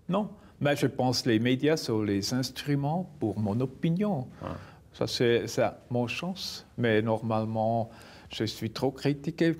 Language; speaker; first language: French; non-native, local second language; German